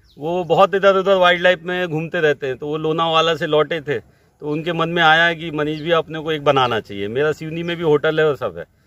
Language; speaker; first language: Hindi; native; Hindi